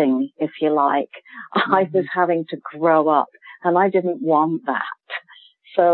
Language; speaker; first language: English; native; English